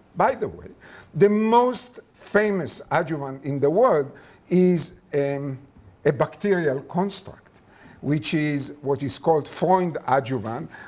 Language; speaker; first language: English; non-native, fluent; Hebrew